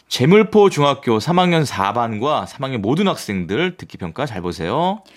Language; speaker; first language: Korean; native; Korean